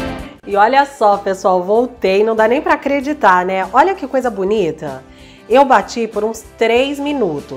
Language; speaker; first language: Portuguese; native; Portuguese